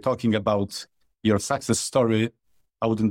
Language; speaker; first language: English; non-native, fluent; Polish